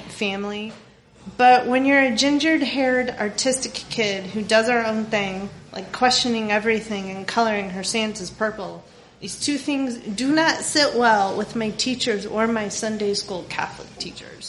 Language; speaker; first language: English; native; English